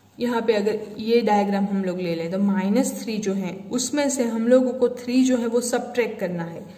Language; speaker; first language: Hindi; non-native, local second language; Gujarati